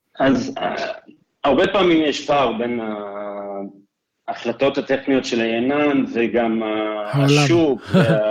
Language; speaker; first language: Hebrew; non-native, fluent; English